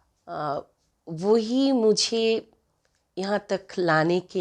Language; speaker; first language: Hindi; non-native, local second language; Bangla